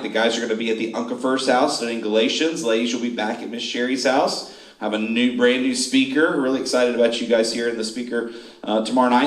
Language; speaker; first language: English; native; English